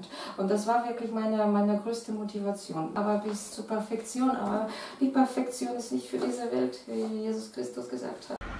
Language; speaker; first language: German; non-native, fluent; Russian